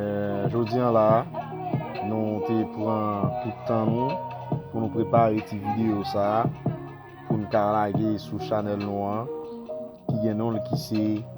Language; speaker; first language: French; non-native, learner; Haitian Creole